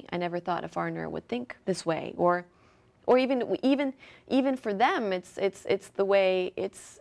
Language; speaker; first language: English; early bilingual, other home language; French